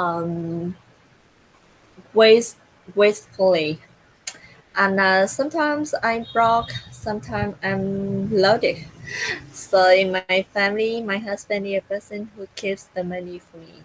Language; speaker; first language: English; non-native, learner; Vietnamese